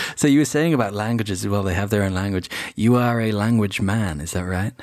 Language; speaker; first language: English; native; English